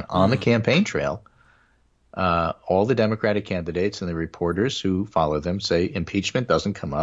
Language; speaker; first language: English; native; English